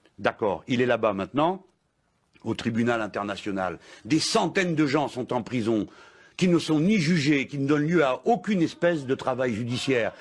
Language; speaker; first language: French; native; French